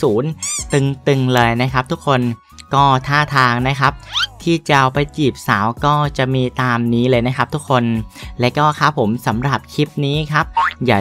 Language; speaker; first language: Thai; native; Thai